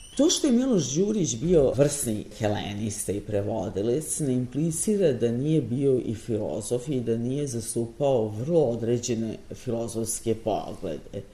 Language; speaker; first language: Serbian; native; Serbian